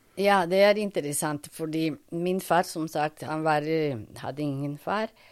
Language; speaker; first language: Norwegian; non-native, fluent; Spanish